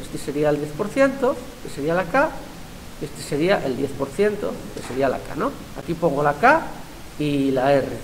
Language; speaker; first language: Spanish; native; Spanish